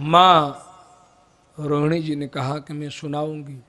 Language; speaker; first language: Hindi; non-native, local second language; Gujarati